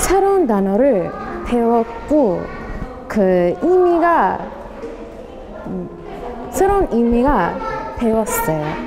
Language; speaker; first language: Korean; non-native, learner; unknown